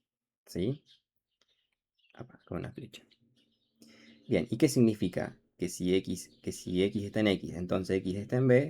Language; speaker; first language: Spanish; native; Spanish